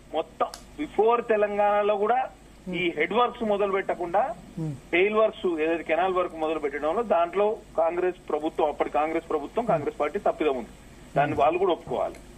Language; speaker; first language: Telugu; native; Telugu